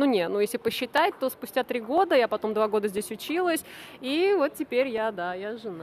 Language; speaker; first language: Russian; native; Russian